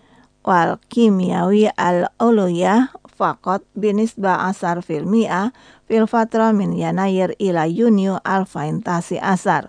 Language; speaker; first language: Arabic; non-native, fluent; Indonesian